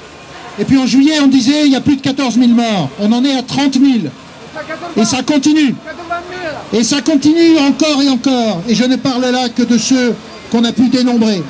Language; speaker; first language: French; native; French